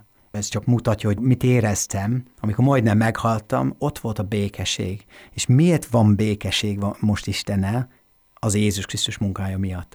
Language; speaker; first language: Hungarian; non-native, fluent; English